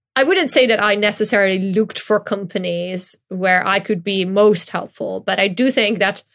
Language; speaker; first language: English; non-native, fluent; Dutch